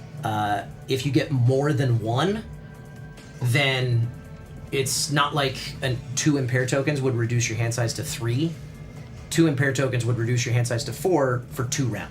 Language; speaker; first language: English; native; English